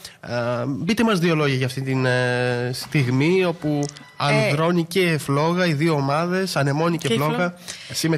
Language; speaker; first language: Greek; native; Greek